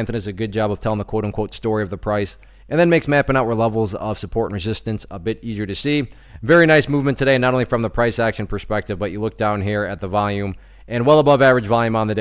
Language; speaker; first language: English; native; English